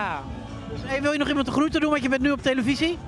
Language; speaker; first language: Dutch; native; Dutch